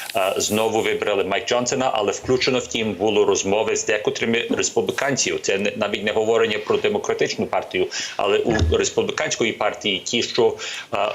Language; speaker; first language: Ukrainian; early bilingual, other home language; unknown